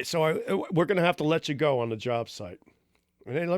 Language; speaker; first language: English; native; English